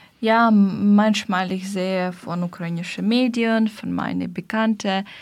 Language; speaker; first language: German; non-native, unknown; Ukrainian